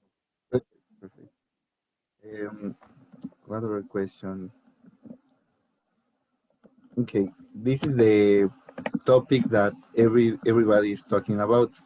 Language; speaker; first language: English; non-native, learner; Spanish